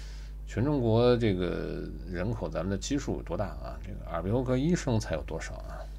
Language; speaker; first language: Chinese; native; Chinese